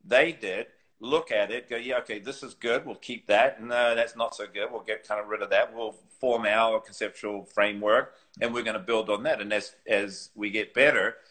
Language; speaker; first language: English; native; English